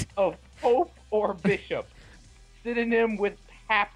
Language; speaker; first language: English; native; English